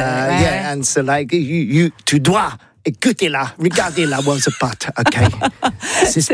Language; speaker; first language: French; non-native, learner; English